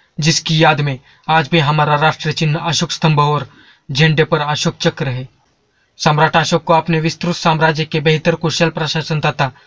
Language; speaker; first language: Hindi; non-native, local second language; Marathi